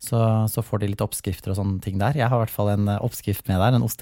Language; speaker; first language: Norwegian; native; Norwegian